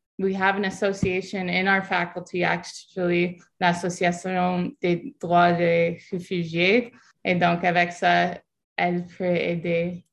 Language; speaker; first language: French; non-native, fluent; English